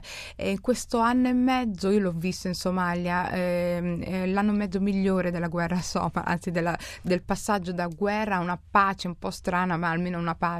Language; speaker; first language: Italian; early bilingual, other home language; Somali